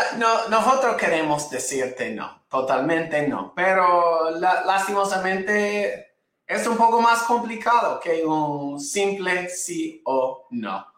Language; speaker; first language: Spanish; non-native, fluent; English